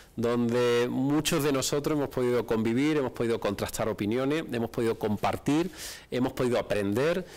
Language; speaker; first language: Spanish; native; Spanish